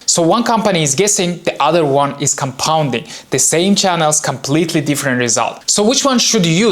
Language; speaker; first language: English; non-native, fluent; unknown